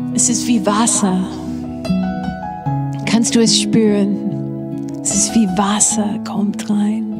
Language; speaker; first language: German; non-native, fluent; English